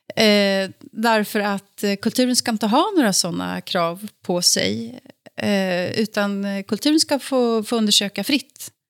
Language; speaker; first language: Swedish; native; Swedish